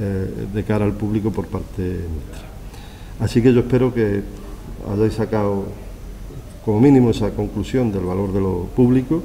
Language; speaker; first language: Spanish; native; Spanish